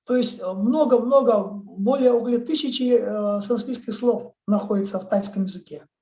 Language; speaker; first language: Russian; native; Russian